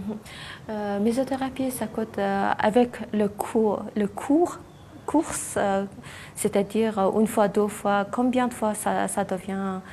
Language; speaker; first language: French; non-native, learner; Mongolian